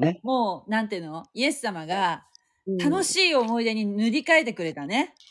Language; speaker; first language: Japanese; native; Japanese